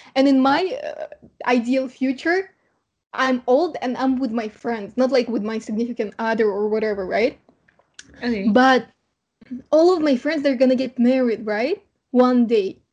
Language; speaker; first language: English; non-native, fluent; Kazakh